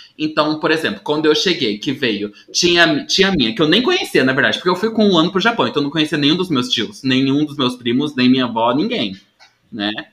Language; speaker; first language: Portuguese; early bilingual, heritage; Portuguese